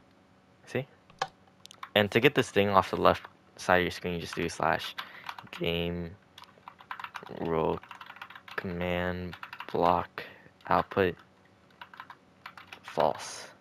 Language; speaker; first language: English; native; English